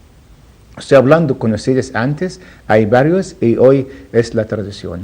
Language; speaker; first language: Spanish; non-native, learner; Arabic